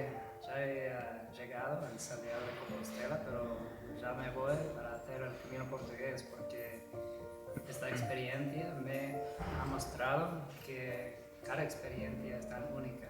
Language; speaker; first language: Spanish; non-native, fluent; English